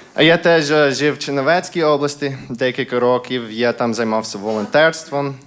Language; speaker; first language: Ukrainian; non-native, fluent; English